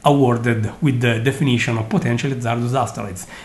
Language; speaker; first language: English; non-native, fluent; Italian